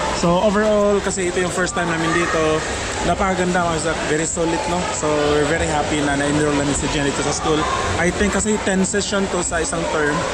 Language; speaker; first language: Filipino; non-native, local second language; Cebuano